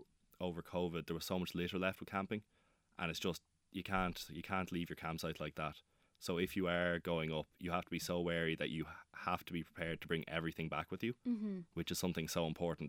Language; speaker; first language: English; native; English